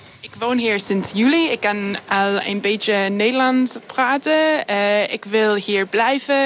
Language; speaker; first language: Dutch; non-native, learner; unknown